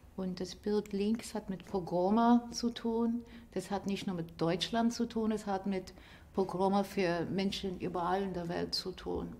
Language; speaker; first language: German; non-native, fluent; English